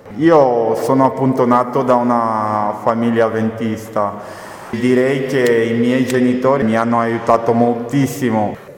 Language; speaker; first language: Italian; non-native, fluent; Portuguese